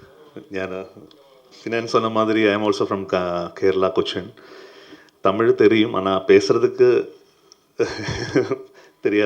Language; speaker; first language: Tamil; non-native, learner; Malayalam